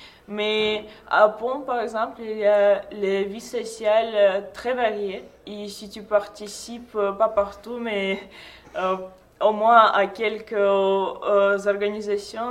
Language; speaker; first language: French; non-native, fluent; Russian